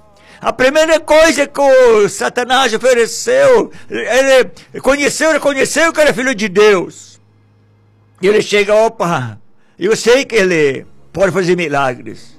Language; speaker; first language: Portuguese; native; Portuguese